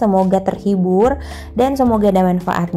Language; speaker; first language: Indonesian; native; Indonesian